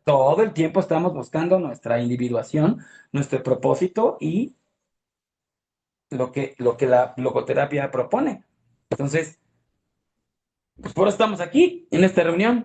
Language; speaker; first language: Spanish; native; Spanish